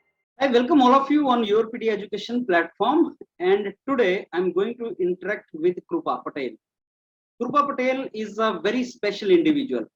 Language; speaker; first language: English; non-native, local second language; Hindi